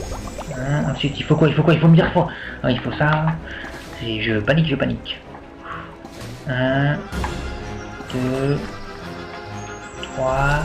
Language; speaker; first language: French; native; French